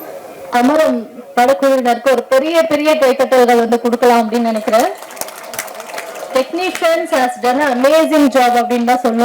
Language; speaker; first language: Tamil; native; Tamil